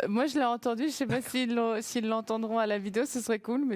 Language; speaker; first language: French; native; French